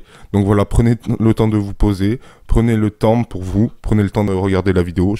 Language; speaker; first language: French; native; French